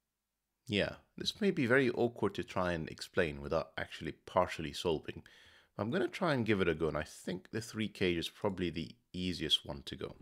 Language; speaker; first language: English; native; English